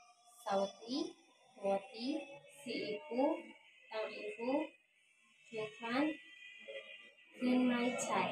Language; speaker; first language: Chinese; non-native, learner; Indonesian